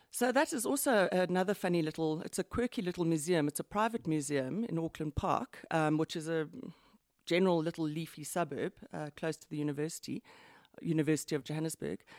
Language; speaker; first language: English; native; English